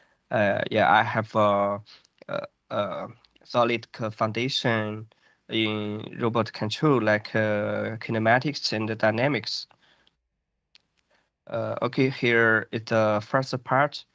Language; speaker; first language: English; non-native, fluent; Chinese